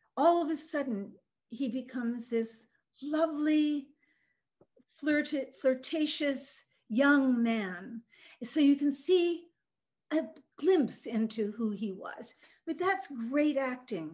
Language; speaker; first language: English; early bilingual, other home language; Norwegian